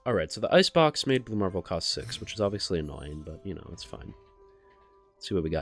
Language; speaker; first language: English; native; English